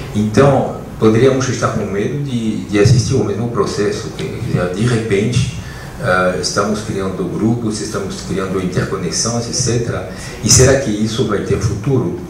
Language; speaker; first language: Portuguese; non-native, fluent; French